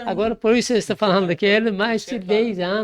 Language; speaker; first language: Portuguese; non-native, learner; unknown